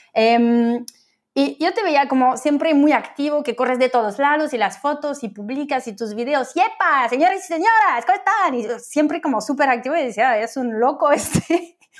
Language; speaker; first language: Spanish; non-native, fluent; French